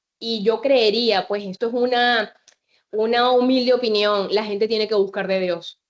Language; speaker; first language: Spanish; native; Spanish